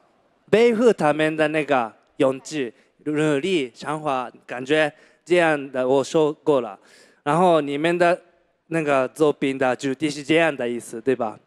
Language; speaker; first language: Chinese; non-native, learner; Japanese